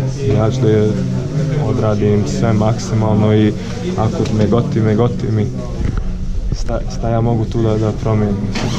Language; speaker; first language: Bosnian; early bilingual, heritage; Croatian